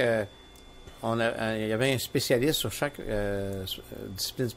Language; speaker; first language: French; native; French